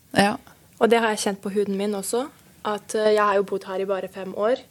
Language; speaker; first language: Norwegian; non-native, fluent; Serbian